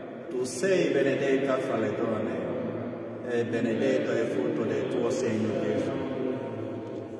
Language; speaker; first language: Italian; non-native, fluent; Igbo